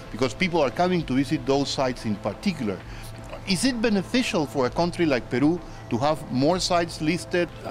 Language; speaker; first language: English; non-native, fluent; Spanish